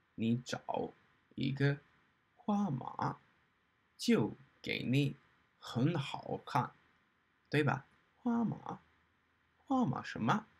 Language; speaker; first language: Chinese; non-native, fluent; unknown